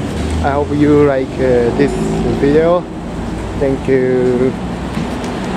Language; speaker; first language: English; non-native, learner; Japanese